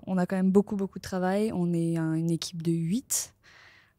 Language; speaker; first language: French; native; French